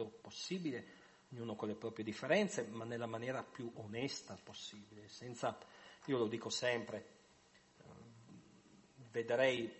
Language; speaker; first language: Italian; native; Italian